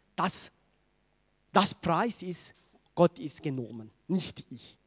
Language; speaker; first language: German; non-native, fluent; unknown